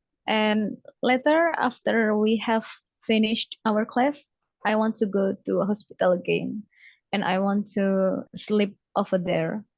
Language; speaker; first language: English; non-native, fluent; Javanese